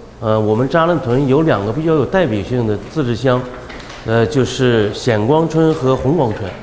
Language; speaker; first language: Chinese; native; Chinese